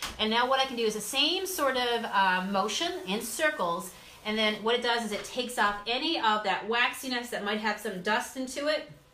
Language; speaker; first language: English; native; English